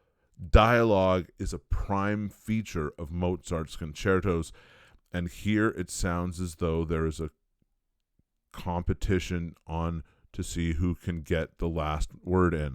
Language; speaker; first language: English; native; English